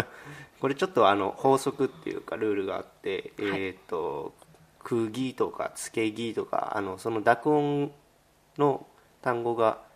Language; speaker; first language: Japanese; native; Japanese